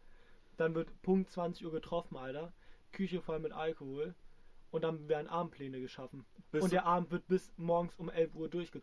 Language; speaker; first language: German; native; German